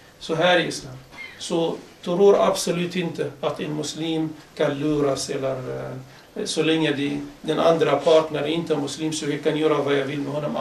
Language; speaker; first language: Swedish; non-native, fluent; Arabic